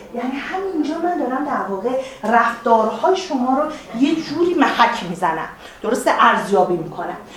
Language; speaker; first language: Persian; native; Persian